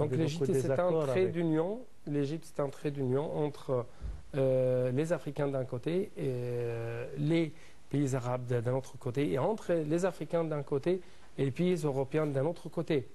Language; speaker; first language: French; non-native, fluent; Arabic